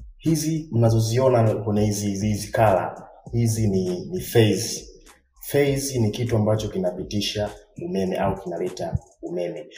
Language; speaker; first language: Swahili; native; Swahili